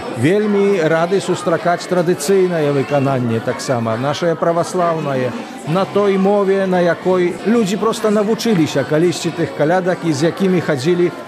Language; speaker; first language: Belarusian; native; Belarusian